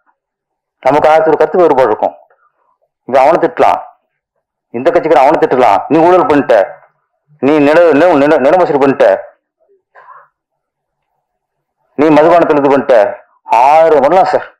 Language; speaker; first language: Tamil; native; Tamil